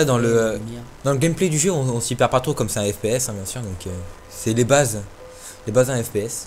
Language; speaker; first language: French; native; French